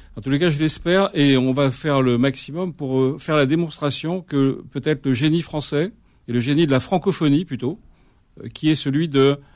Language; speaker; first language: French; native; French